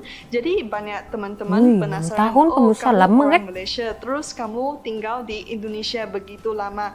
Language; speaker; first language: Indonesian; non-native, fluent; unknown